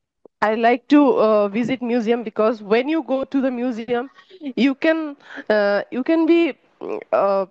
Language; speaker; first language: English; non-native, learner; Bangla